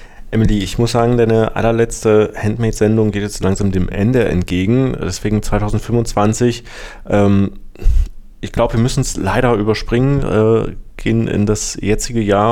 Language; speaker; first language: German; native; German